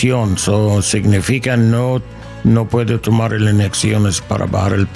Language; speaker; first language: Spanish; non-native, learner; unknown